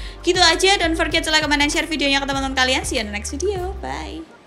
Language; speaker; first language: English; non-native, learner; Indonesian